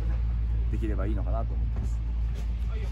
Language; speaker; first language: Japanese; native; Japanese